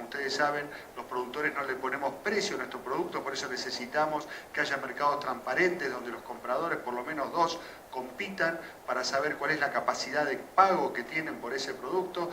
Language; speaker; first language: Spanish; native; Spanish